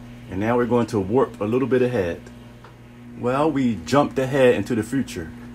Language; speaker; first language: English; native; English